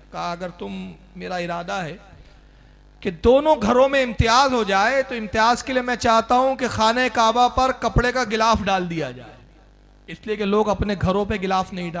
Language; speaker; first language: Urdu; native; Urdu